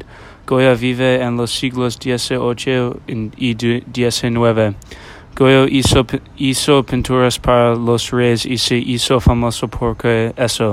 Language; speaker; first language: Spanish; non-native, learner; English